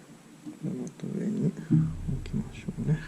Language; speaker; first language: Japanese; early bilingual, heritage; English